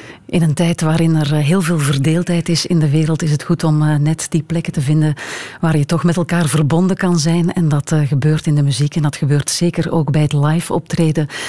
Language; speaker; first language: Dutch; native; Dutch